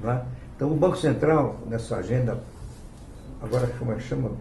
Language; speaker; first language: Portuguese; native; Portuguese